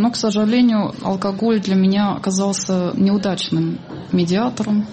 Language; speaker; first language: Russian; non-native, fluent; German